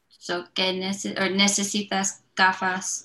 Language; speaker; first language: Spanish; non-native, learner; English